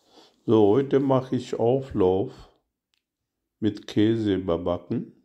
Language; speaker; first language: German; non-native, learner; Urdu